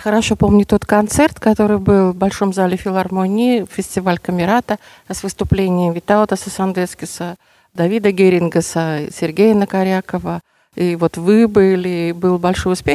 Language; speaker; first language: Russian; native; Russian